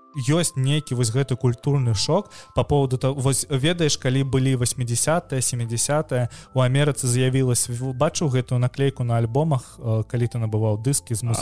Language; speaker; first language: Belarusian; non-native, local second language; Russian